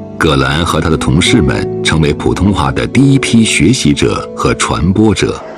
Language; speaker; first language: Chinese; native; Chinese